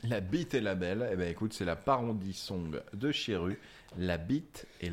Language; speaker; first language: French; native; French